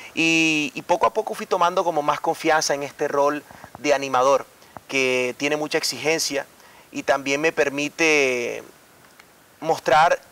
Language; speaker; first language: Spanish; native; Spanish